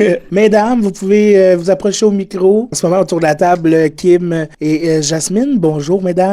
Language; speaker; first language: French; native; French